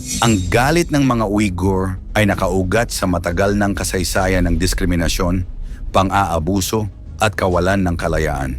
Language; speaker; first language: Filipino; native; Filipino